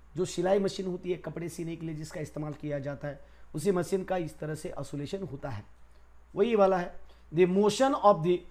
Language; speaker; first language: Hindi; non-native, local second language; Marathi